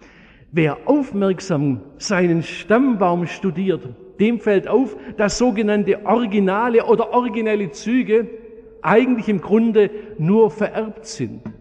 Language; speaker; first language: German; native; German